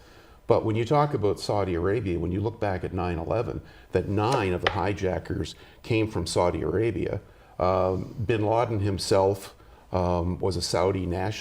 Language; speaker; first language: English; native; English